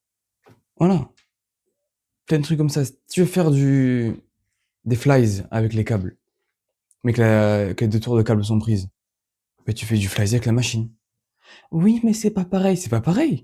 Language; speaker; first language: French; native; French